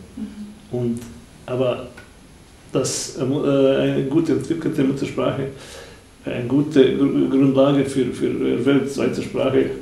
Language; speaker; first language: German; non-native, fluent; Bosnian